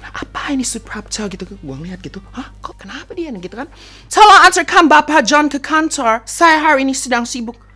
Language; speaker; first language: Indonesian; native; Indonesian